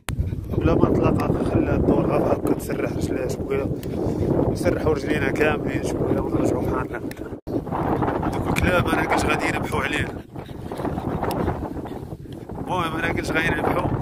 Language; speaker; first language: Arabic; native; Arabic